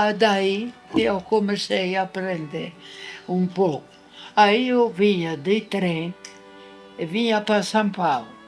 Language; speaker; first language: Portuguese; non-native, fluent; Italian